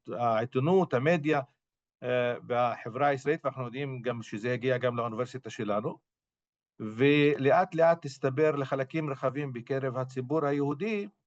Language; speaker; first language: Hebrew; non-native, local second language; Arabic